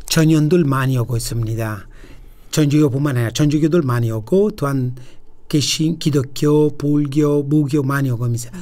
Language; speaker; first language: Korean; non-native, fluent; Italian